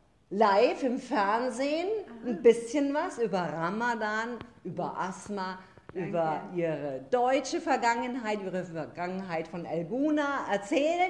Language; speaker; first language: German; native; German